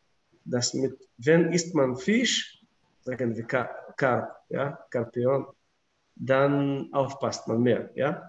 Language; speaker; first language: German; non-native, fluent; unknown